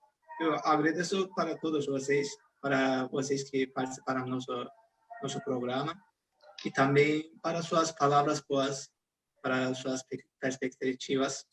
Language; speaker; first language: Portuguese; non-native, fluent; Turkish